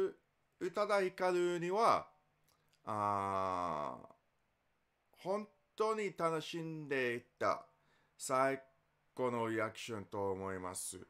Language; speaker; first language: Japanese; non-native, learner; English